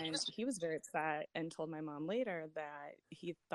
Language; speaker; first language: English; native; English